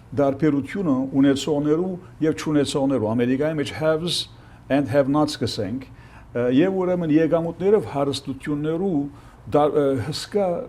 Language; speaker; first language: Armenian; early bilingual, heritage; Armenian